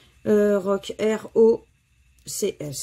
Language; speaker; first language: French; native; French